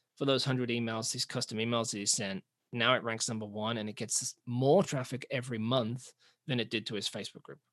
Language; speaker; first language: English; native; English